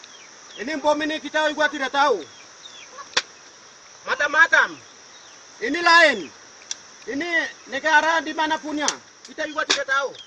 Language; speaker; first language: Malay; non-native, local second language; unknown